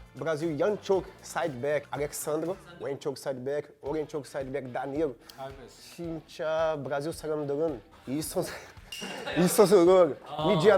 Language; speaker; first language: Korean; non-native, learner; Portuguese